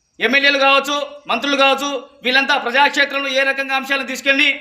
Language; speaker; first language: Telugu; non-native, local second language; Lambadi